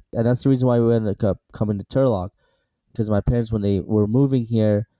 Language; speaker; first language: English; early bilingual, other home language; Assyrian Neo-Aramaic